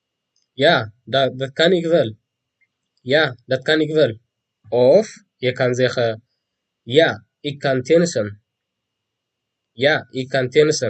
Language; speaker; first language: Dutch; non-native, fluent; Tigrinya